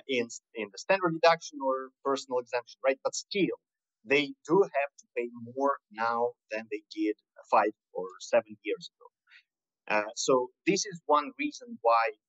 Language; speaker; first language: English; non-native, fluent; Russian